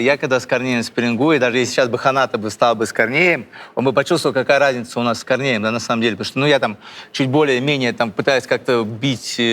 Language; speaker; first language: Russian; native; Russian